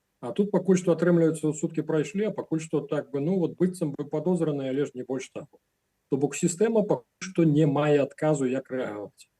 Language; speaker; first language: Belarusian; non-native, local second language; Russian